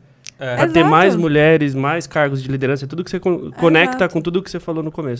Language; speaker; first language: Portuguese; native; Portuguese